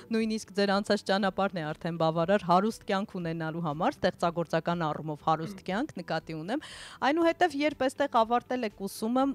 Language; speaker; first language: Armenian; native; Armenian